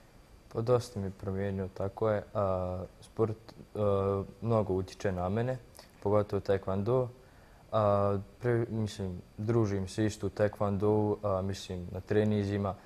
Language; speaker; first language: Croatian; early bilingual, heritage; Croatian